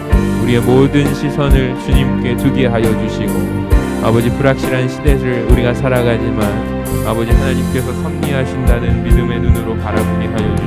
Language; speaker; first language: Korean; native; Korean